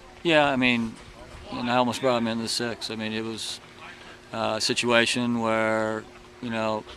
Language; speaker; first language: English; native; English